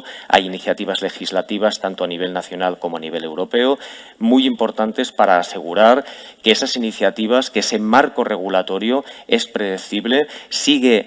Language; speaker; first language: Spanish; native; Spanish